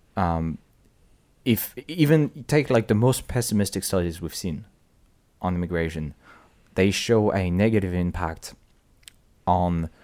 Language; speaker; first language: English; non-native, fluent; French